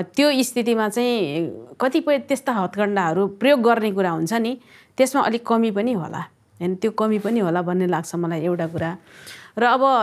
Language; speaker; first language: Nepali; native; Nepali